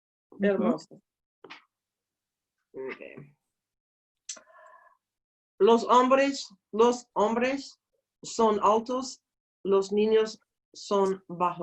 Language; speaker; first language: Spanish; non-native, learner; English